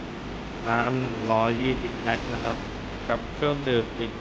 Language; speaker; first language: Thai; native; Thai